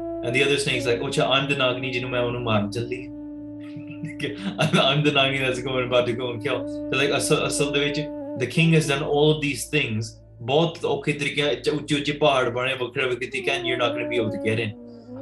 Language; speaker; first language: Punjabi; early bilingual, heritage; Punjabi